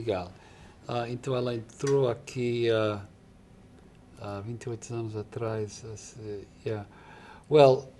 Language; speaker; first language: Portuguese; non-native, fluent; English